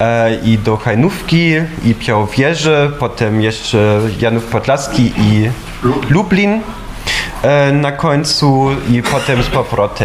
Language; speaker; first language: Polish; non-native, fluent; German